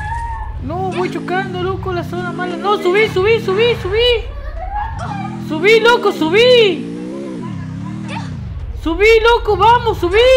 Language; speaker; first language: Spanish; native; Spanish